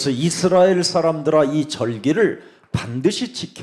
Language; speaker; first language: Korean; native; Korean